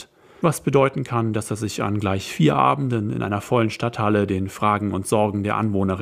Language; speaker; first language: German; native; German